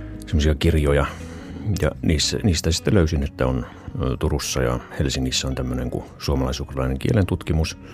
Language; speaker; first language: Finnish; native; Finnish